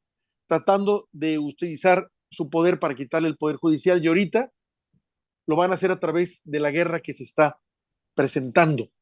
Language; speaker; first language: Spanish; native; Spanish